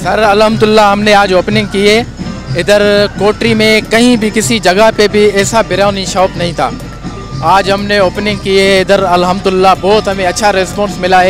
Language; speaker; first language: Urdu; non-native, local second language; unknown